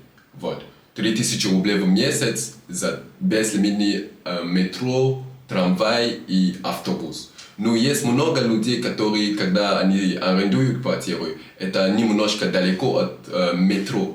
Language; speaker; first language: Russian; non-native, fluent; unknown